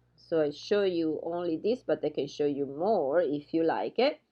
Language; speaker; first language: English; non-native, fluent; Italian